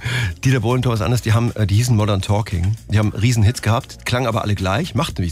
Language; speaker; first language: German; native; German